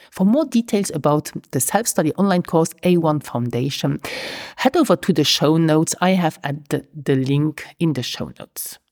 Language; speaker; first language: English; non-native, fluent; Luxembourgish